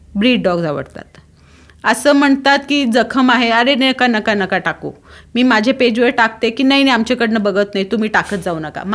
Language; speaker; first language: Marathi; non-native, local second language; Tulu